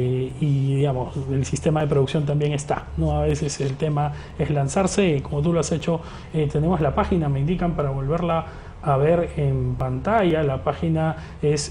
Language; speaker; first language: Spanish; native; Spanish